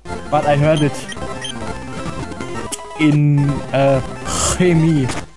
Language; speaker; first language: English; non-native, learner; German